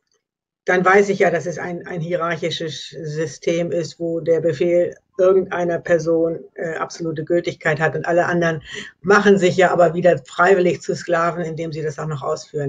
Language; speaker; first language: German; native; German